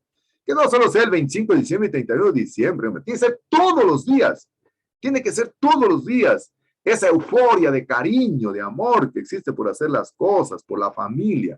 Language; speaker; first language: Spanish; native; Spanish